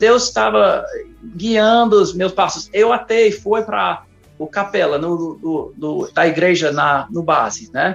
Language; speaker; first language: Portuguese; non-native, fluent; English